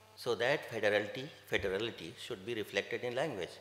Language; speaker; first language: English; non-native, local second language; Bhojpuri